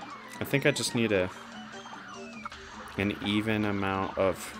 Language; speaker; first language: English; native; English